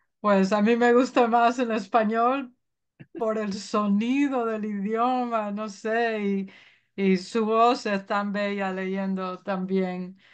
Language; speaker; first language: Spanish; early bilingual, heritage; Spanish